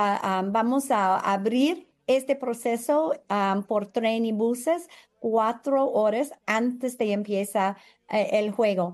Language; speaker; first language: Spanish; non-native, learner; English